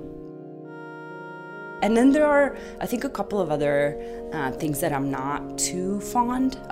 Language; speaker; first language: English; non-native, fluent; Italian